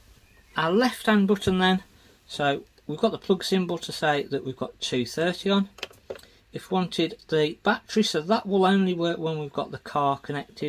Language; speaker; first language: English; native; English